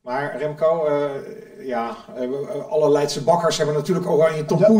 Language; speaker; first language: Dutch; native; Dutch